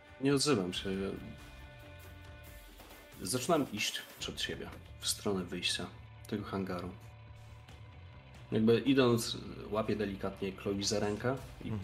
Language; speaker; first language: Polish; native; Polish